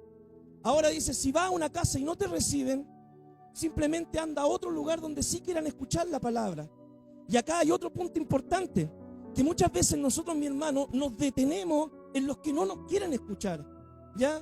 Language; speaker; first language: Spanish; native; Spanish